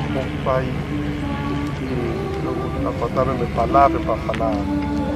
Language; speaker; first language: Portuguese; non-native, local second language; Lingala